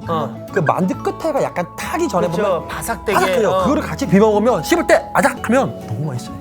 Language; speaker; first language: Korean; native; Korean